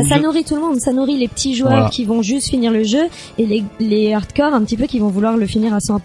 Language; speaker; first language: French; native; French